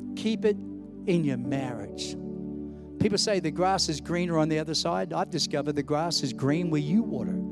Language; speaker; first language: English; native; English